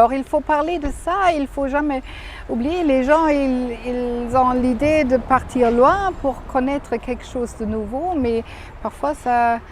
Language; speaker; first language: French; non-native, fluent; German